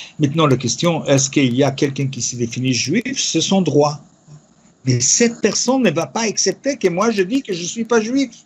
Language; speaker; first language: French; non-native, fluent; Yiddish